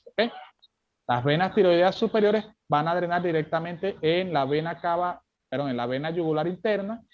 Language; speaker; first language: Spanish; native; Spanish